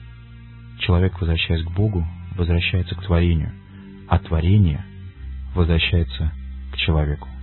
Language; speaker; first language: Russian; native; Russian